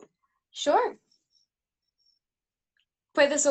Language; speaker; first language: Spanish; non-native, learner; English